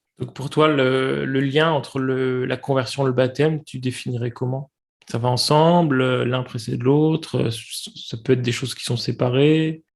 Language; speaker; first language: French; native; French